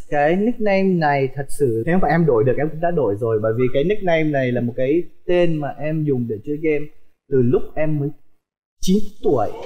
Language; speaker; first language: Vietnamese; early bilingual, heritage; Vietnamese